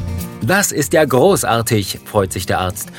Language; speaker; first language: German; native; German